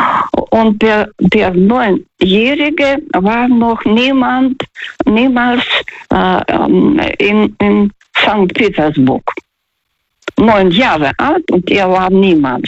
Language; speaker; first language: German; non-native, fluent; Russian